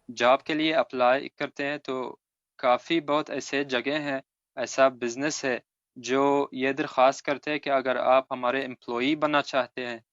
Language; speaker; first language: Urdu; non-native, fluent; Arabic